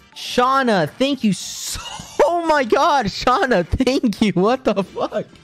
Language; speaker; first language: English; early bilingual, other home language; Spanish